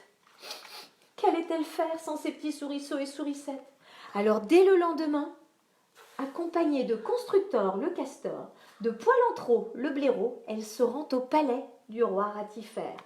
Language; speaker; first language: French; native; French